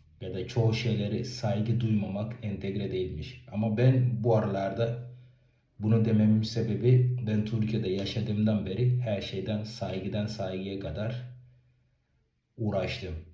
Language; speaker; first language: Turkish; non-native, fluent; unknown